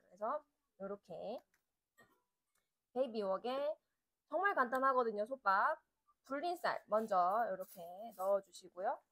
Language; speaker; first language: Korean; native; Korean